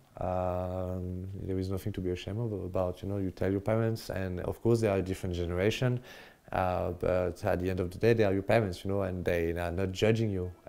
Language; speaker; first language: English; non-native, fluent; French